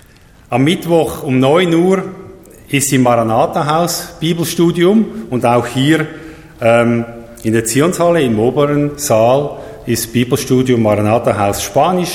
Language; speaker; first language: German; native; German